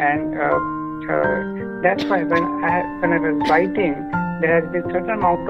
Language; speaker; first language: English; non-native, local second language; Odia